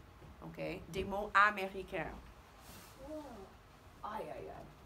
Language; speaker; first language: French; non-native, fluent; English